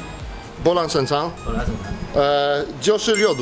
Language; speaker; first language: Chinese; non-native, fluent; Polish